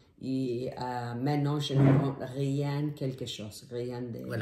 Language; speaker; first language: French; non-native, learner; English